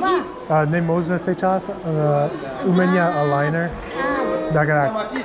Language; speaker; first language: Russian; non-native, learner; English